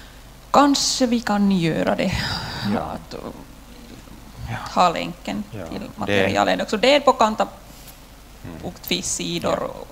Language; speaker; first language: Swedish; non-native, local second language; Finnish